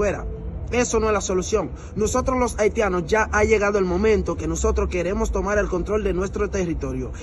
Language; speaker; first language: Spanish; non-native, fluent; Haitian Creole